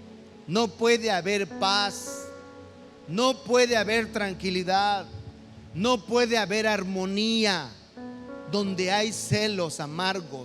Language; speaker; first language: Spanish; native; Spanish